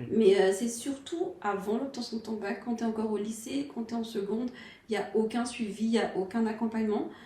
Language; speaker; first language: French; non-native, local second language; Malagasy